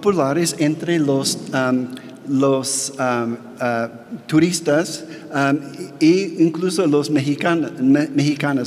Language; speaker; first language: Spanish; non-native, fluent; English